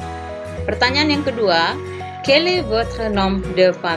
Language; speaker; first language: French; non-native, fluent; Indonesian